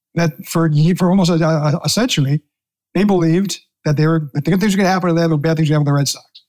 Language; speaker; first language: English; native; English